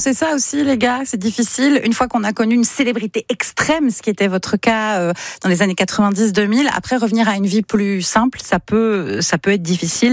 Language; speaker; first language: French; native; French